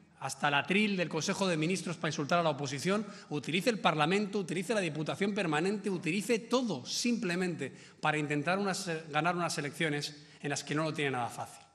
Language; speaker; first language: Spanish; native; Spanish